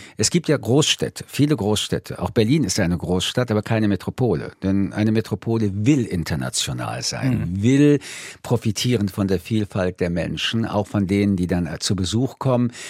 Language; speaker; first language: German; early bilingual, other home language; French